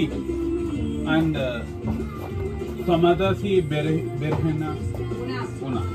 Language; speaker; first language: Spanish; non-native, learner; Telugu